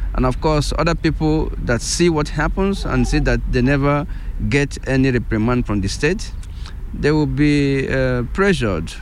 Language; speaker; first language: English; non-native, local second language; Igbo